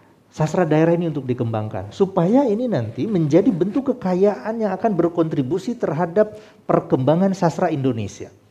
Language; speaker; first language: Indonesian; non-native, local second language; Sundanese